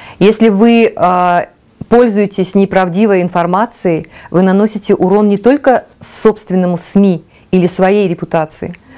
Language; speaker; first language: Russian; non-native, local second language; Tajik